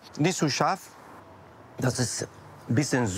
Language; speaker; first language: German; non-native, learner; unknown